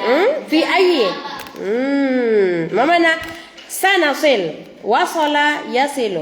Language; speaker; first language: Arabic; non-native, fluent; Indonesian